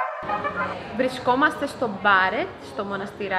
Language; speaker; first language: Greek; native; Greek